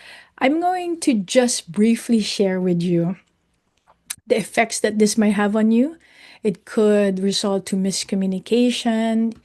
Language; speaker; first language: English; non-native, local second language; Filipino